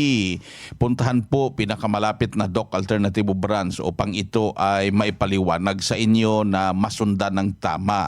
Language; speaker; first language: Filipino; native; Filipino